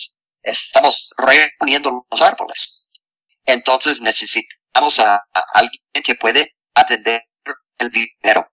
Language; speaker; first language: Spanish; non-native, fluent; English